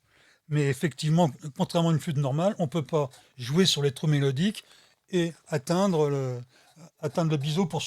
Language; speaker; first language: French; native; French